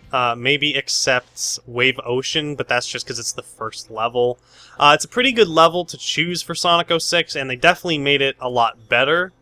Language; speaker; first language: English; native; English